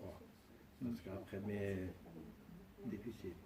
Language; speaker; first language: French; non-native, fluent; Arabic